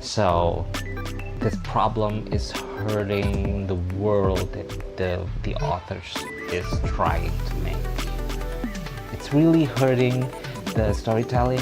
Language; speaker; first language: English; non-native, fluent; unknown